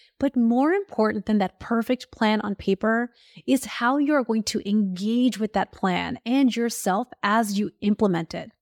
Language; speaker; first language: English; early bilingual, other home language; Hindi